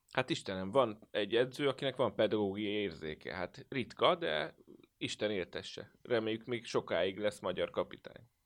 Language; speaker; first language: Hungarian; native; Hungarian